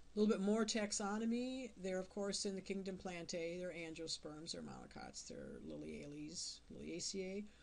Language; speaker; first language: English; native; English